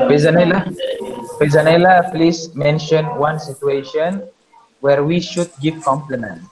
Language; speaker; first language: English; non-native, fluent; Indonesian